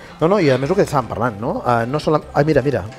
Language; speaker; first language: Catalan; native; Catalan